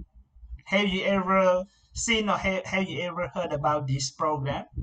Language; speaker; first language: English; non-native, learner; Khmer